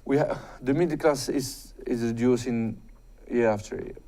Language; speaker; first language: English; non-native, fluent; Arabic